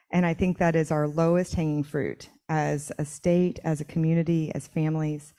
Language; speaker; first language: English; native; English